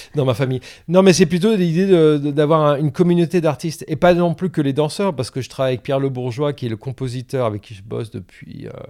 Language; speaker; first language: French; native; French